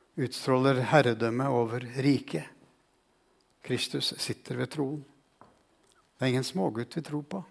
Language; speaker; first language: Norwegian; native; Norwegian